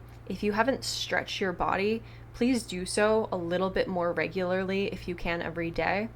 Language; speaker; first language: English; native; English